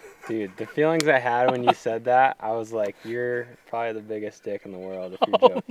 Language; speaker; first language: English; native; English